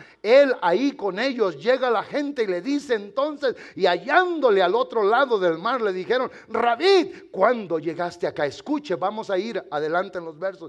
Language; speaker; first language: Spanish; native; Spanish